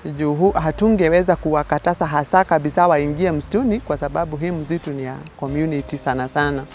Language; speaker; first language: Swahili; non-native, local second language; Meru